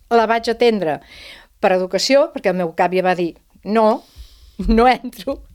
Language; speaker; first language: Catalan; non-native, local second language; Spanish